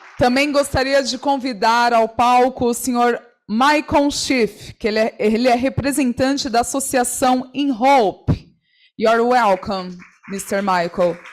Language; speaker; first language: Portuguese; native; Portuguese